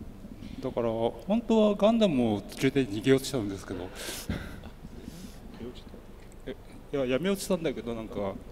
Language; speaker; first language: Japanese; native; Japanese